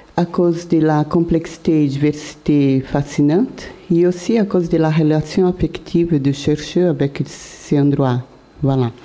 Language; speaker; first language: French; non-native, learner; Portuguese